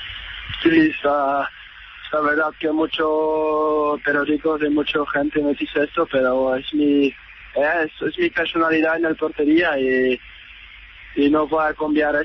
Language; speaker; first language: Spanish; non-native, learner; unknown